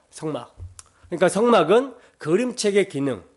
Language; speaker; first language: Korean; native; Korean